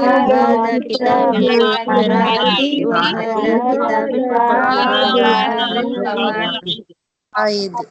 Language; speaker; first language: Arabic; non-native, learner; Tamil